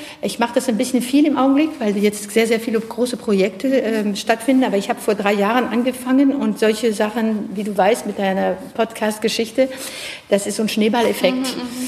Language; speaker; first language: German; non-native, fluent; French